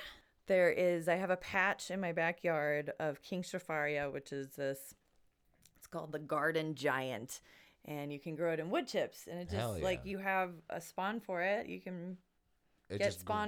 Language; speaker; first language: English; native; English